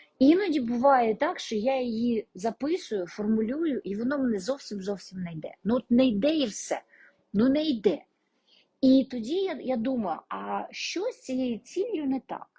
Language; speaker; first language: Ukrainian; non-native, local second language; Russian